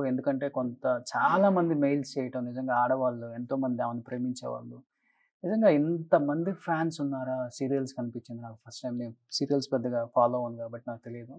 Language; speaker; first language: Telugu; native; Telugu